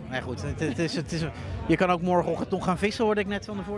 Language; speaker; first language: Dutch; native; Dutch